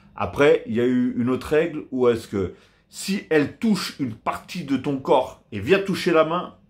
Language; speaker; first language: French; native; French